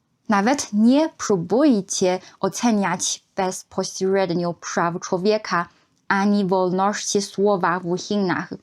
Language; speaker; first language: Polish; non-native, fluent; Chinese